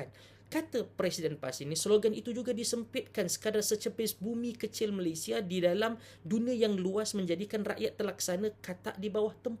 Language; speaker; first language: Malay; native; Malay